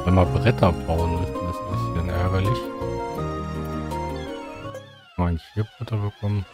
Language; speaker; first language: German; native; German